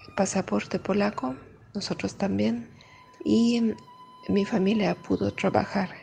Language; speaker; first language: Spanish; non-native, fluent; Russian